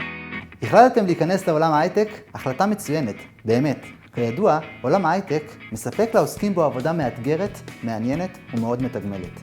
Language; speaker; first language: Hebrew; native; Hebrew